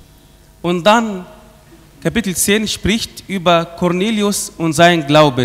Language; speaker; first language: German; non-native, fluent; Arabic